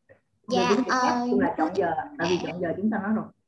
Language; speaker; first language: Vietnamese; native; Vietnamese